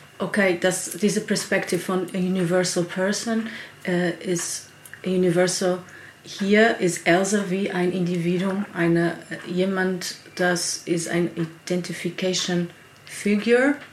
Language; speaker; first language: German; non-native, learner; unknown